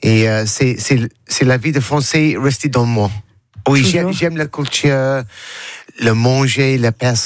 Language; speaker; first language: French; non-native, learner; English